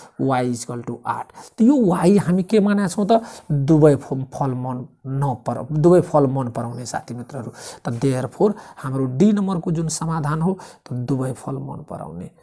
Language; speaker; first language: Nepali; native; Nepali